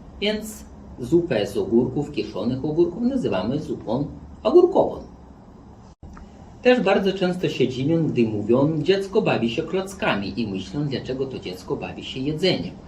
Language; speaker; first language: Polish; non-native, fluent; Belarusian